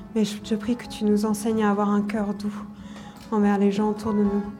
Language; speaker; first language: French; non-native, fluent; German